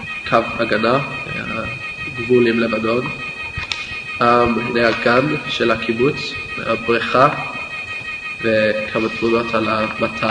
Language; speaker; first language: Hebrew; non-native, fluent; English